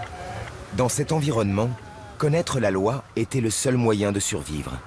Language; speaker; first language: French; native; French